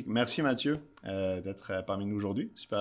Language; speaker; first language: French; native; French